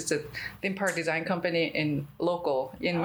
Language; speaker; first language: English; non-native, fluent; Korean